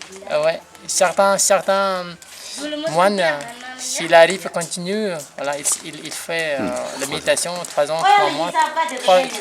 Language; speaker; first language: French; non-native, learner; Nepali